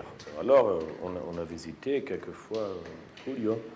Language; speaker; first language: French; non-native, fluent; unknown